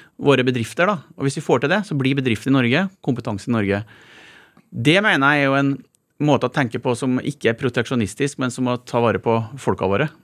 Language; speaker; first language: Norwegian; native; Norwegian